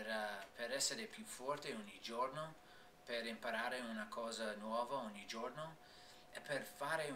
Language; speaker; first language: Italian; non-native, learner; English